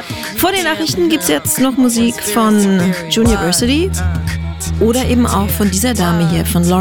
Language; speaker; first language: German; native; German